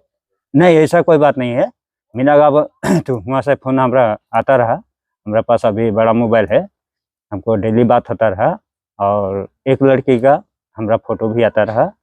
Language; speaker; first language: Hindi; non-native, local second language; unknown